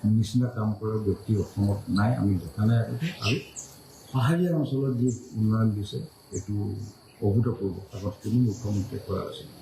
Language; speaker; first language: Assamese; non-native, local second language; Karbi